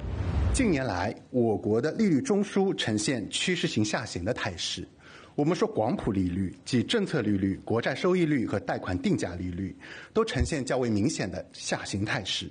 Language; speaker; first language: Chinese; native; Chinese